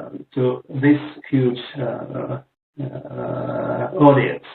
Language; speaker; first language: English; non-native, learner; Estonian